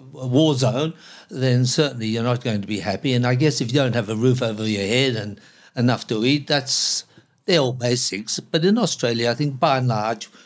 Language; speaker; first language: English; non-native, local second language; Cantonese